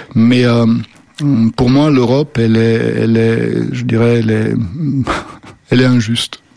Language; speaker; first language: French; early bilingual, other home language; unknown